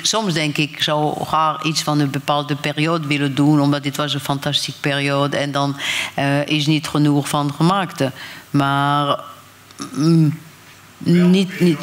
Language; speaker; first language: Dutch; non-native, fluent; French